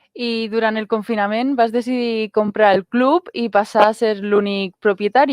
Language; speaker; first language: Catalan; native; Catalan